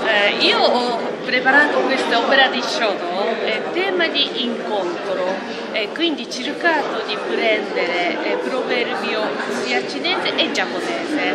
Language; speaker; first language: Italian; non-native, learner; Japanese